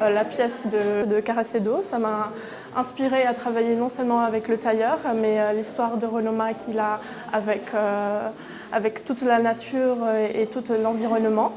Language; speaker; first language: French; non-native, fluent; Portuguese